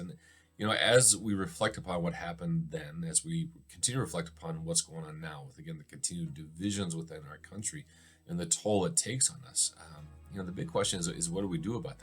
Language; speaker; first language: English; native; English